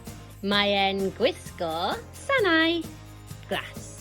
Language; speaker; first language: Welsh; non-native, learner; English